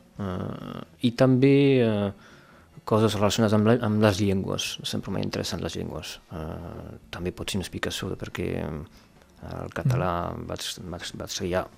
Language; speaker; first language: Catalan; non-native, local second language; French